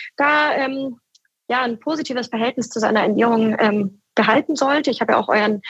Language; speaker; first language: German; native; German